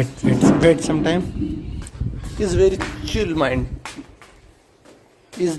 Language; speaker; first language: English; non-native, learner; Hindi